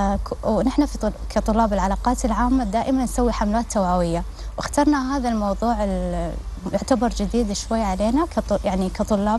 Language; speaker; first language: Arabic; native; Arabic